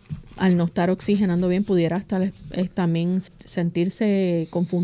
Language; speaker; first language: Spanish; native; Spanish